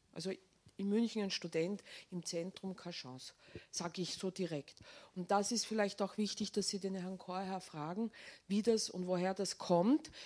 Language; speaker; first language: German; native; German